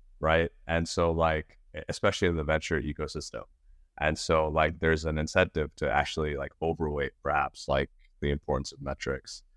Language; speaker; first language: English; native; English